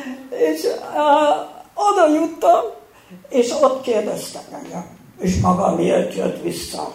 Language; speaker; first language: Hungarian; early bilingual, heritage; Hungarian